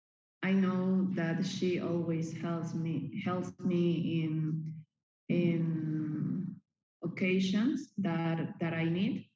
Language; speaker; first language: English; non-native, learner; Spanish